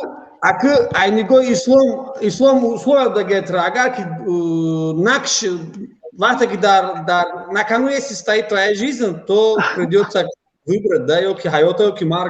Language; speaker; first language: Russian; non-native, local second language; Tajik